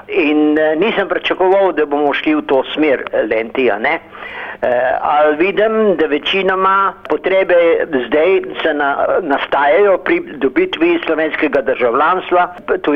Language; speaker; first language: Slovenian; early bilingual, heritage; Slovenian